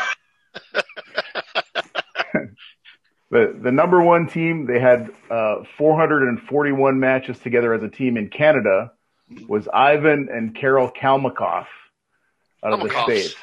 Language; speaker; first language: English; native; English